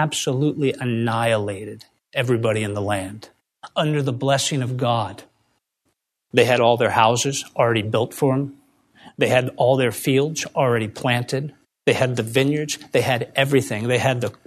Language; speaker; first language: English; native; English